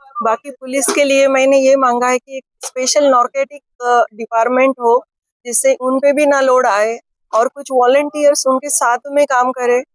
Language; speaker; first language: Hindi; non-native, local second language; Marathi